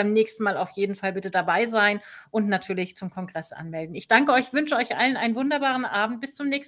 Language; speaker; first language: German; native; German